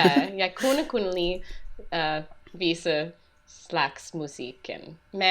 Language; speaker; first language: Danish; non-native, fluent; English